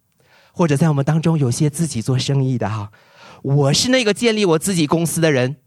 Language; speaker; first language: Chinese; native; Chinese